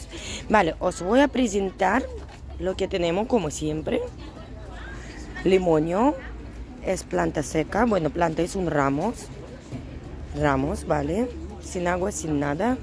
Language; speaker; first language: Spanish; non-native, fluent; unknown